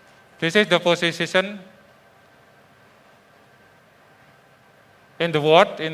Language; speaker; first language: English; non-native, fluent; Indonesian